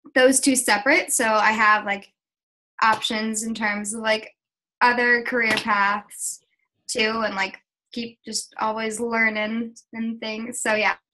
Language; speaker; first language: English; native; English